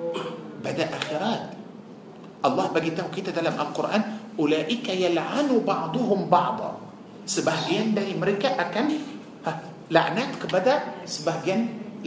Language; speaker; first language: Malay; non-native, fluent; Arabic